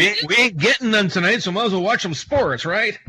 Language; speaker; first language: English; native; English